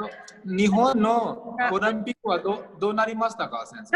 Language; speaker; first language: Japanese; non-native, fluent; Hindi